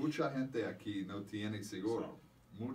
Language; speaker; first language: Spanish; non-native, fluent; English